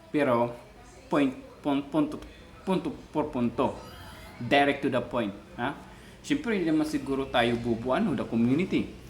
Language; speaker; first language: Filipino; non-native, local second language; Cebuano